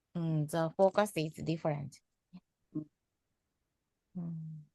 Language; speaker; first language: English; non-native, fluent; Japanese